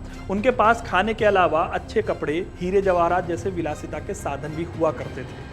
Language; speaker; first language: Hindi; native; Hindi